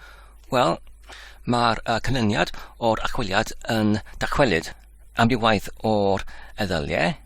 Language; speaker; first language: Welsh; non-native, learner; English